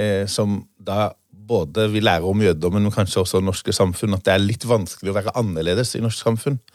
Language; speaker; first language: Norwegian; non-native, fluent; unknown